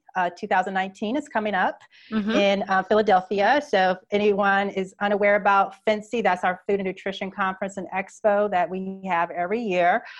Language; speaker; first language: English; native; English